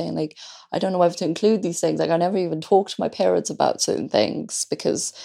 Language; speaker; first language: English; native; English